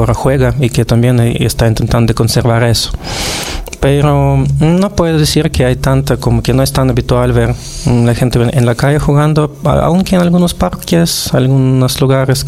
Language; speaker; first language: Spanish; non-native, fluent; Russian